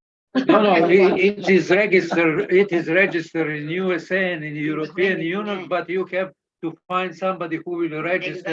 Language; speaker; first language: English; non-native, learner; Serbian